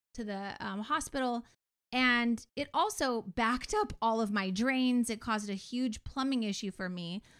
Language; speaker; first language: English; native; English